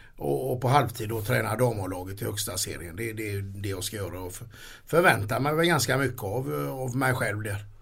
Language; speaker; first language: Swedish; native; Swedish